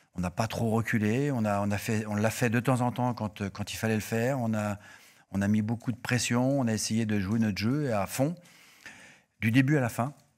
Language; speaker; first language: French; native; French